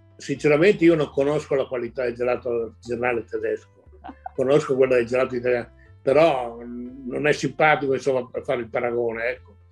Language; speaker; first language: Italian; native; Italian